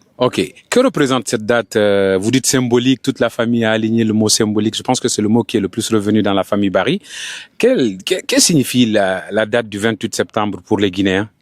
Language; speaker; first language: French; non-native, local second language; Fula